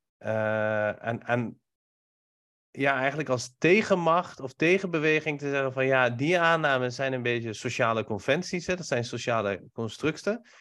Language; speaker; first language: Dutch; early bilingual, other home language; Persian